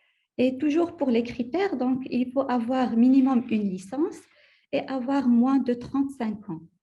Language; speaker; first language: French; non-native, local second language; Arabic